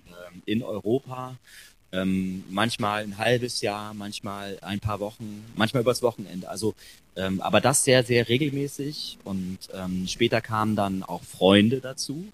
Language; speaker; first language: German; native; German